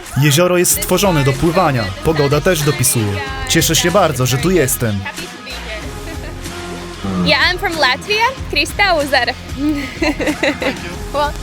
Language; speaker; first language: Polish; non-native, fluent; Latvian